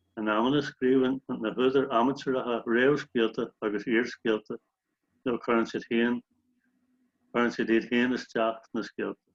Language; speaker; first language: Irish; native; Irish